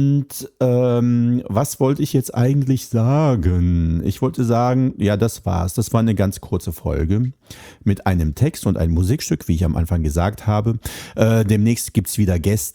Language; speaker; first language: German; native; German